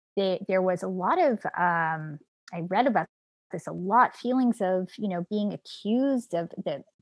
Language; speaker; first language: English; native; English